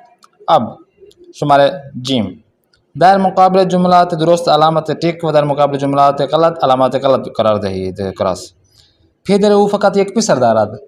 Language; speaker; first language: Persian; non-native, fluent; Urdu